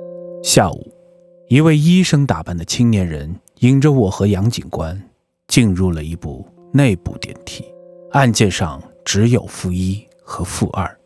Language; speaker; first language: Chinese; native; Chinese